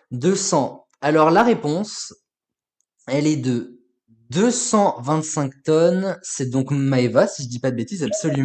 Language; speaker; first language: French; native; French